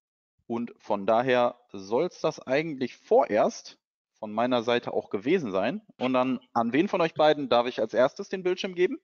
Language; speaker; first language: German; native; German